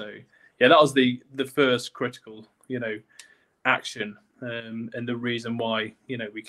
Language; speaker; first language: English; native; English